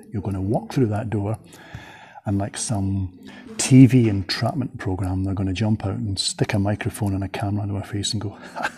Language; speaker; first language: English; native; English